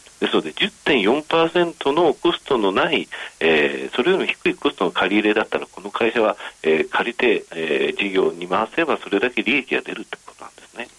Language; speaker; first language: Japanese; native; Japanese